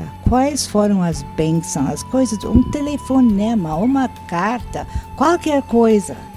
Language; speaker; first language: Portuguese; non-native, fluent; English